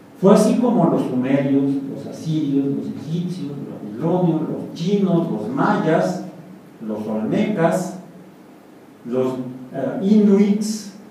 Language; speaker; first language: Spanish; native; Spanish